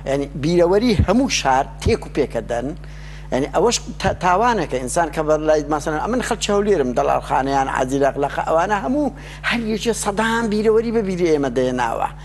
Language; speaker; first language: Central Kurdish; native; Central Kurdish